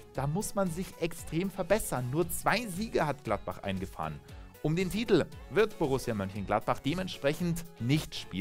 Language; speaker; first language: German; native; German